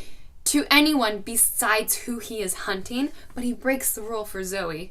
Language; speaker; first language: English; native; English